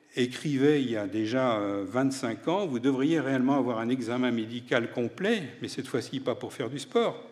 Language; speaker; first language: French; native; French